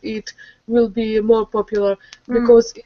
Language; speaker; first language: English; non-native, learner; Russian